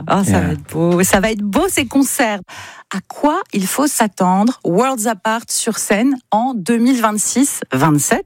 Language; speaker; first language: French; native; French